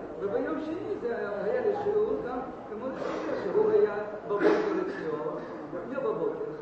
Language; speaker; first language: Hebrew; non-native, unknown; Russian